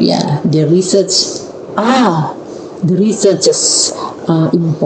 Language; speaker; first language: English; non-native, learner; Indonesian